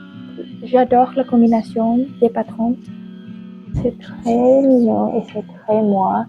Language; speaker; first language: French; non-native, learner; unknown